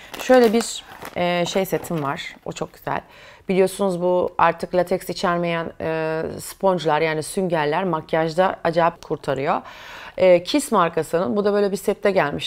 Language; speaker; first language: Turkish; native; Turkish